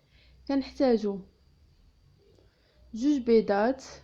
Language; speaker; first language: Arabic; native; Arabic